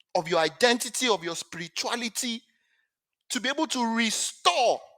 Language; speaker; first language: English; non-native, local second language; Yoruba